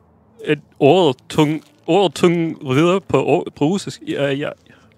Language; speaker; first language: Danish; non-native, fluent; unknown